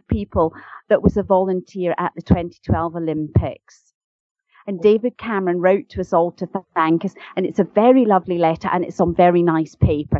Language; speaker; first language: English; native; English